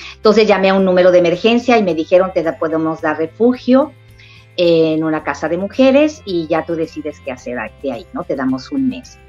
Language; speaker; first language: Spanish; native; Spanish